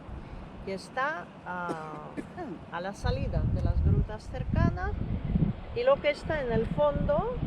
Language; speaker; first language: Spanish; non-native, fluent; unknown